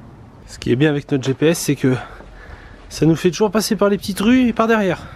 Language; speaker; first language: French; native; French